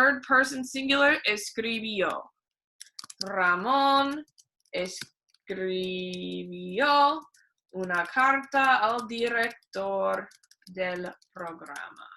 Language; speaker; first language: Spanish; non-native, fluent; English